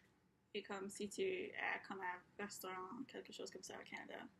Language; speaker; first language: French; non-native, learner; English